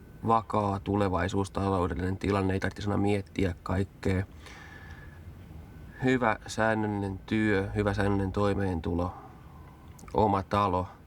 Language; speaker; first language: Finnish; native; Finnish